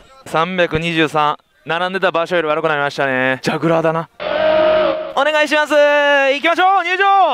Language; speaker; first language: Japanese; native; Japanese